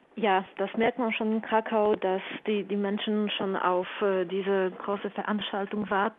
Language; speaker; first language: German; non-native, fluent; Polish